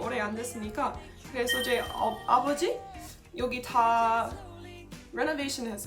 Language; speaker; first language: Korean; non-native, learner; English